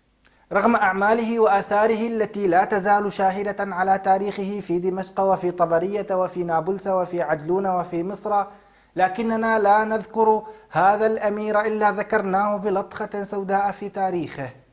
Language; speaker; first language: Arabic; native; Arabic